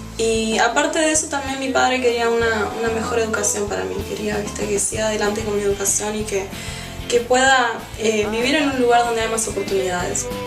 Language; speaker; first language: Spanish; native; Spanish